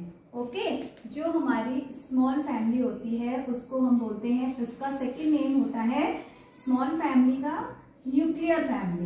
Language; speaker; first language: Hindi; native; Hindi